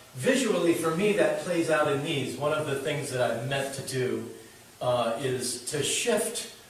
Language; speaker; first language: English; native; English